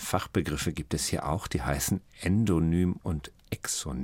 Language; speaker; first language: German; native; German